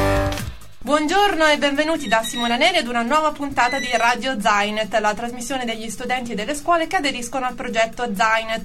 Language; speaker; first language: Italian; native; Italian